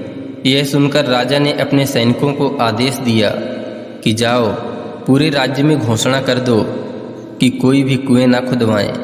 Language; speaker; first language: Hindi; native; Hindi